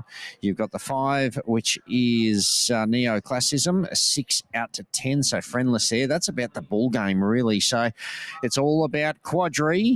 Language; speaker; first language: English; native; English